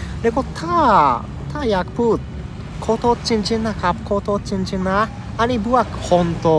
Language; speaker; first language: Thai; non-native, learner; Japanese